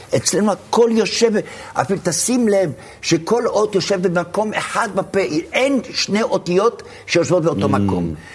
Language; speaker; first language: Hebrew; early bilingual, other home language; Arabic